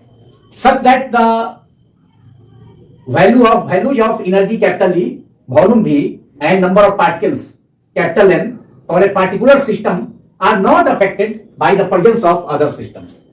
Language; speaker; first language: English; non-native, local second language; Hindi